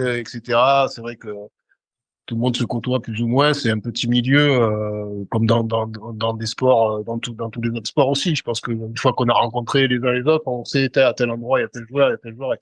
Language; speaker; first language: French; native; French